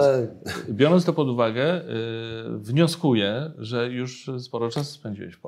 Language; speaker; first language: Polish; native; Polish